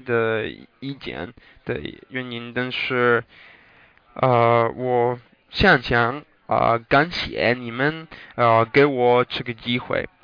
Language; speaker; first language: Chinese; non-native, learner; English